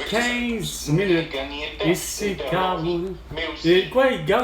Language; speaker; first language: French; native; French